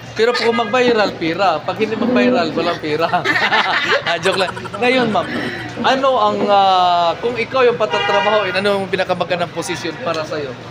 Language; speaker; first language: Filipino; non-native, local second language; Cebuano